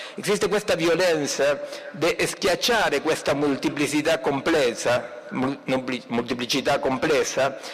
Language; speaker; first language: Italian; non-native, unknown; Spanish